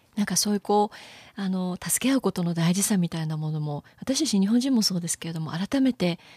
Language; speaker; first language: Japanese; native; Japanese